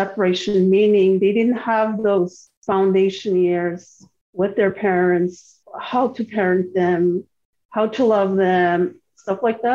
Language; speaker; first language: English; non-native, fluent; Cree